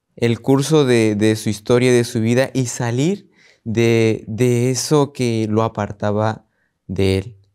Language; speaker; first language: Spanish; native; Spanish